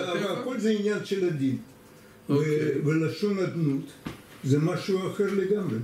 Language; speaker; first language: Hebrew; non-native, fluent; Russian